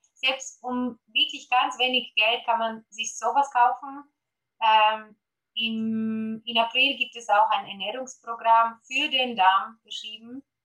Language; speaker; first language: German; non-native, fluent; Polish